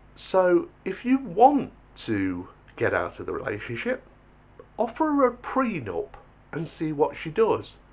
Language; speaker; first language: English; native; English